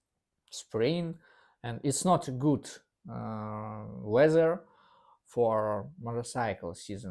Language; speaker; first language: English; non-native, learner; Russian